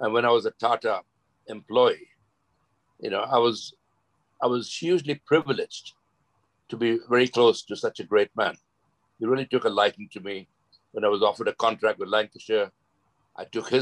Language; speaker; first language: English; non-native, local second language; Gujarati